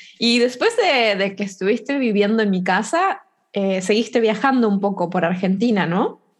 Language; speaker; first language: Spanish; native; Spanish